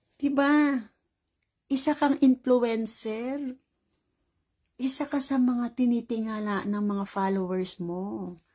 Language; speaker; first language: Filipino; native; Filipino